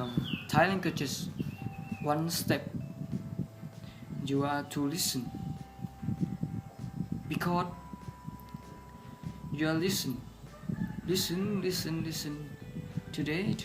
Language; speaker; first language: English; non-native, learner; Thai